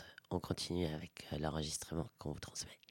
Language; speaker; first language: French; native; French